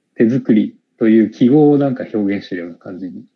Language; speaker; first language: Japanese; native; Japanese